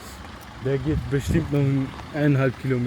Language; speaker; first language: German; early bilingual, other home language; Bosnian